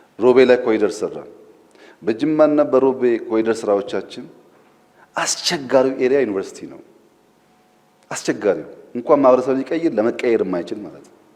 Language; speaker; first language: Amharic; non-native, local second language; Oromo